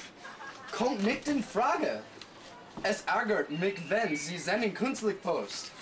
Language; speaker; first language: German; non-native, learner; English